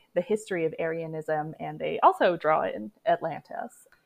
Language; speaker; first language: English; native; English